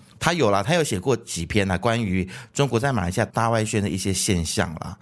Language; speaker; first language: Chinese; native; Chinese